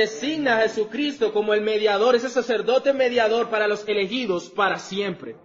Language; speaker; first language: Spanish; native; Spanish